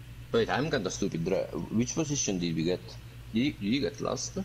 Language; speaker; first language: English; non-native, fluent; Italian